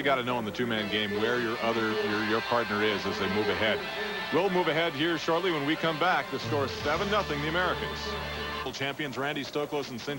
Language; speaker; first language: English; native; English